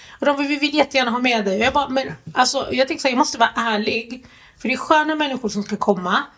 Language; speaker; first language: Swedish; early bilingual, other home language; Arabic